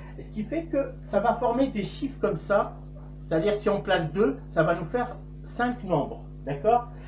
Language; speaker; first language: French; non-native, local second language; Arabic